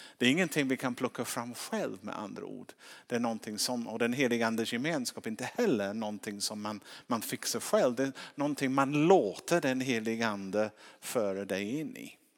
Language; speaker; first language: Swedish; non-native, fluent; English